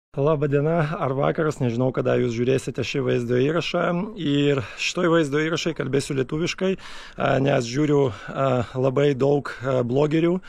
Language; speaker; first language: Lithuanian; non-native, fluent; Russian